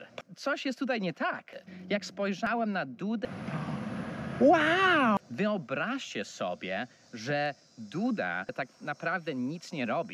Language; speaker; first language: Polish; non-native, fluent; English